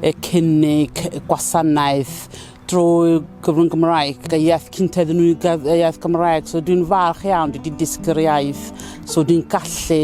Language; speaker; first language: Welsh; non-native, learner; Southern Sotho